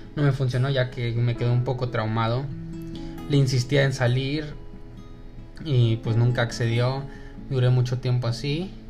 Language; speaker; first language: Spanish; native; Spanish